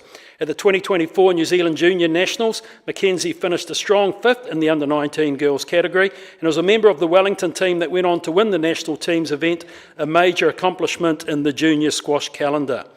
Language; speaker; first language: English; native; English